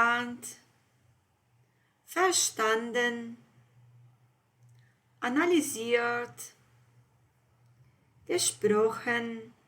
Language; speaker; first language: German; non-native, fluent; Portuguese